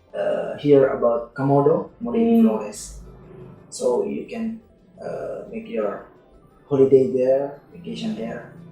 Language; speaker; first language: English; non-native, learner; Indonesian